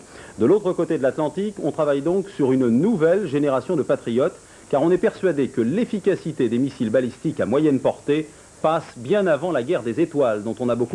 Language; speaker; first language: French; native; French